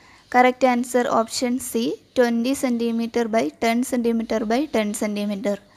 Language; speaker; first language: English; non-native, local second language; Malayalam